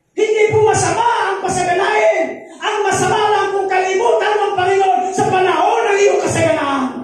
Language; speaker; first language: Filipino; non-native, local second language; Cebuano